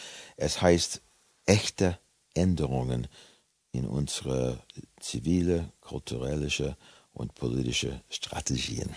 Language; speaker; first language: German; non-native, fluent; English